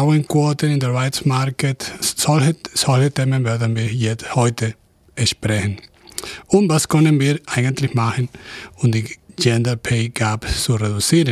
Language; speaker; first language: German; non-native, fluent; Spanish